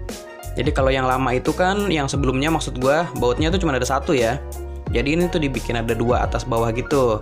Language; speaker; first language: Indonesian; native; Indonesian